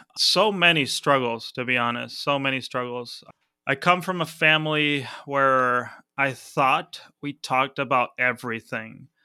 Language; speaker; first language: English; non-native, fluent; Spanish